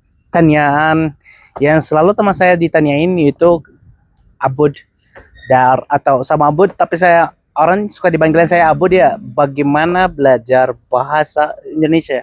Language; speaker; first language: Indonesian; non-native, fluent; Arabic